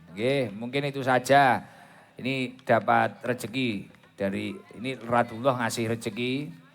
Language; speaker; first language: Indonesian; non-native, local second language; Javanese